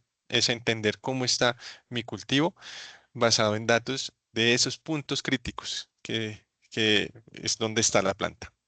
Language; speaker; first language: Spanish; native; Spanish